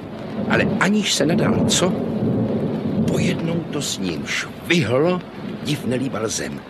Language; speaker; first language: Czech; native; Czech